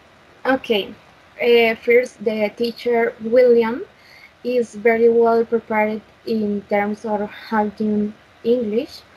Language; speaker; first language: English; non-native, learner; Spanish